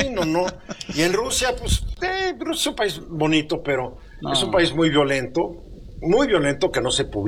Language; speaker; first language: Spanish; native; Spanish